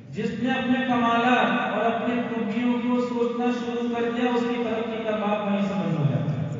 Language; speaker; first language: Urdu; non-native, local second language; Gujarati